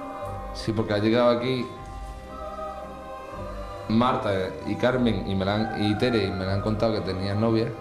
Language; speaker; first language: Spanish; native; Spanish